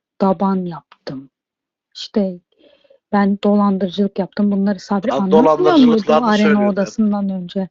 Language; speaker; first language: Turkish; native; Turkish